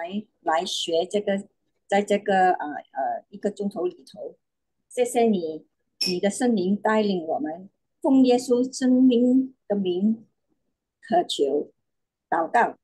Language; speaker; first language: Chinese; non-native, learner; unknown